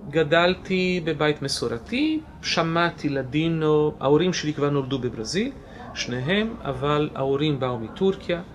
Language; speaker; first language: Hebrew; non-native, fluent; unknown